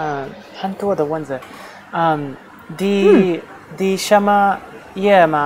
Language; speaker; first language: Chinese; non-native, learner; English